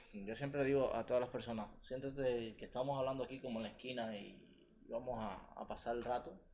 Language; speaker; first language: Spanish; native; Spanish